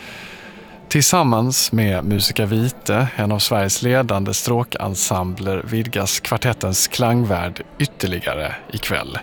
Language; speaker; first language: Swedish; native; Swedish